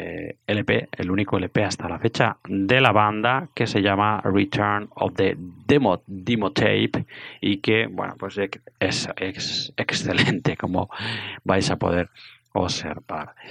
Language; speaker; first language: Spanish; native; Spanish